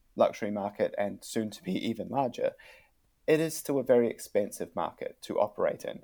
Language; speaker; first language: English; native; English